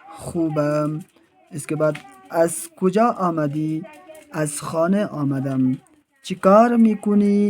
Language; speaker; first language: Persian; non-native, fluent; Urdu